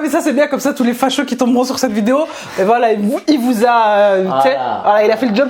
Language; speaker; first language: French; native; French